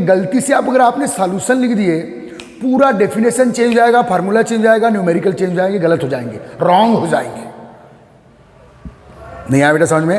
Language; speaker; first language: Hindi; native; Hindi